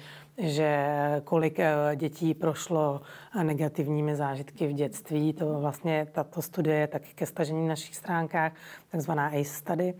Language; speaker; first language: Czech; native; Czech